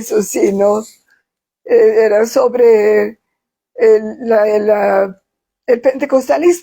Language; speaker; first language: Spanish; non-native, fluent; Swedish